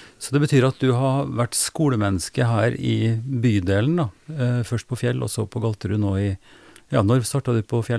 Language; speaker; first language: Norwegian; native; Norwegian